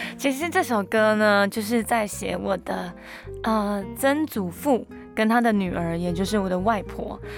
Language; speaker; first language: Chinese; non-native, local second language; Hakka Chinese